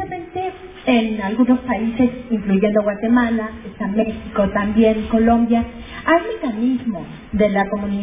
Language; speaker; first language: Spanish; native; Spanish